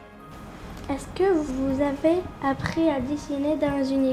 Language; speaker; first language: French; non-native, learner; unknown